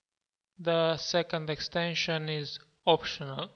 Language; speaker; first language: English; non-native, fluent; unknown